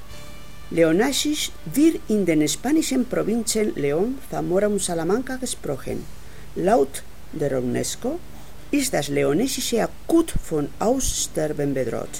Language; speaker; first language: German; non-native, learner; Spanish